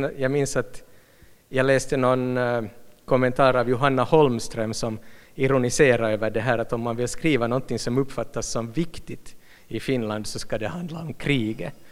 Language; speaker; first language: Swedish; native; Swedish